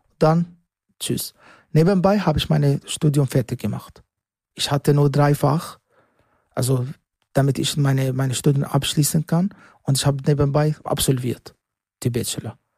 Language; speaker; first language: German; non-native, learner; Arabic